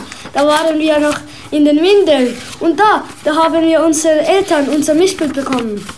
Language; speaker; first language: German; native; German